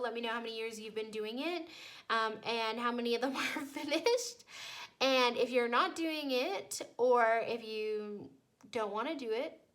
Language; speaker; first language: English; native; English